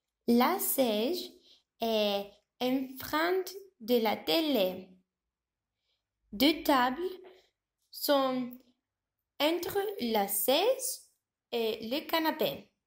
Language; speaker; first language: French; non-native, learner; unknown